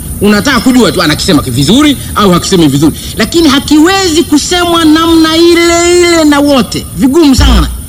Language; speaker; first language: Swahili; native; Swahili